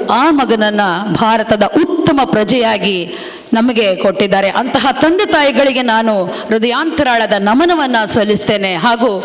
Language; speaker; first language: Kannada; non-native, local second language; Tulu